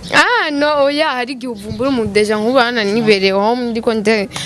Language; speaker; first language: Rundi; native; Rundi